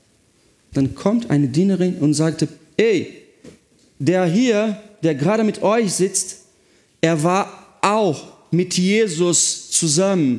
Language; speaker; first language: German; non-native, fluent; Portuguese